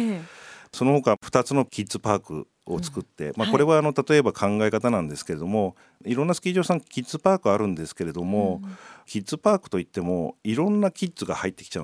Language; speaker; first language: Japanese; native; Japanese